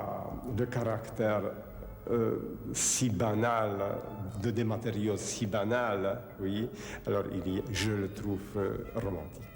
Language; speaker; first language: French; non-native, fluent; Czech